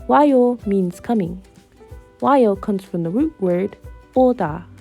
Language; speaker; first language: Korean; non-native, learner; English